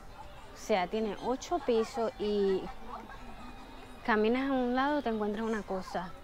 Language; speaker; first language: Spanish; early bilingual, heritage; Spanish